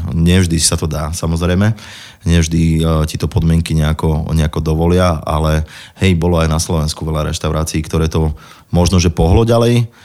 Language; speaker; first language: Slovak; native; Slovak